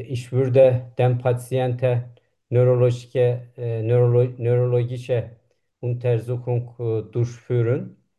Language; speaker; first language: German; non-native, learner; Turkish